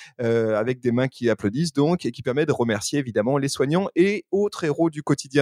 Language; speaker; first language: French; native; French